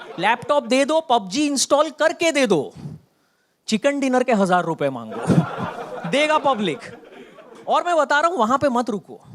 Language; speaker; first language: Hindi; non-native, local second language; Bangla